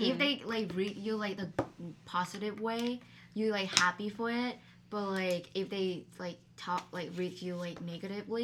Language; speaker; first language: English; non-native, fluent; Vietnamese